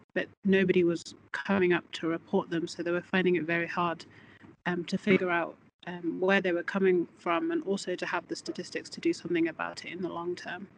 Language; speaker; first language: English; native; English